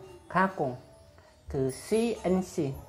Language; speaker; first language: Korean; non-native, learner; Khmer